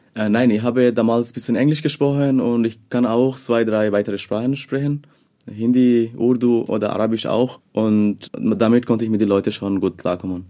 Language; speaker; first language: German; non-native, fluent; Bangla